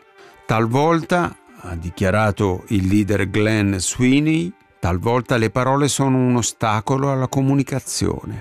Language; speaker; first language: Italian; native; Italian